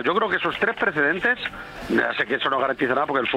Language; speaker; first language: Spanish; native; Spanish